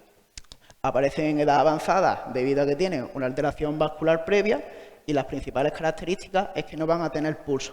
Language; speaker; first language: Spanish; native; Spanish